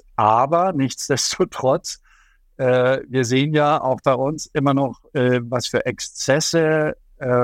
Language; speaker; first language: German; native; German